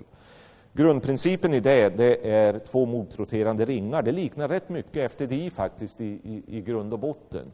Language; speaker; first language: Swedish; native; Swedish